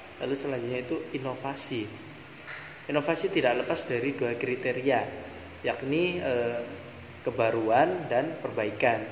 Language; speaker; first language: Indonesian; native; Indonesian